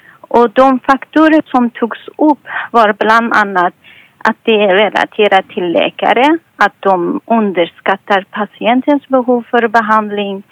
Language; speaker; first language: Swedish; non-native, fluent; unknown